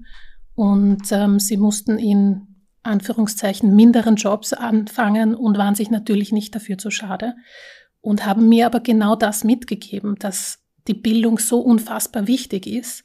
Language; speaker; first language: German; early bilingual, other home language; Slovak